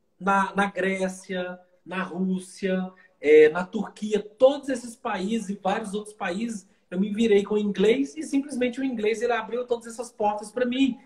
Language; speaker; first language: Portuguese; native; Portuguese